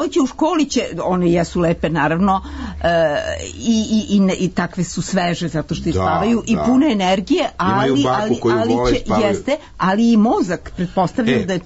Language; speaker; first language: Serbian; native; Serbian